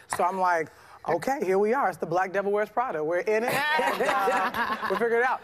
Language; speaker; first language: English; native; English